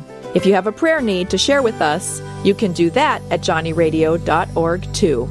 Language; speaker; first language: English; native; English